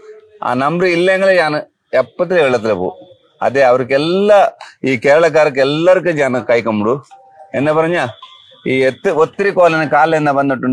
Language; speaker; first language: Malayalam; non-native, learner; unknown